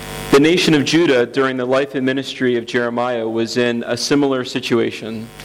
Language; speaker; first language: English; native; English